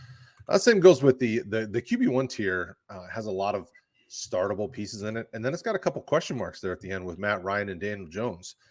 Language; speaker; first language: English; native; English